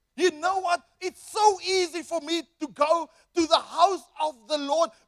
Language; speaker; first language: English; non-native, local second language; Afrikaans